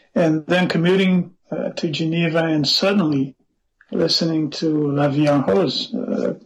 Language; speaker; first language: English; non-native, fluent; Portuguese